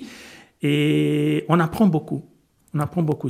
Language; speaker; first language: French; non-native, fluent; Portuguese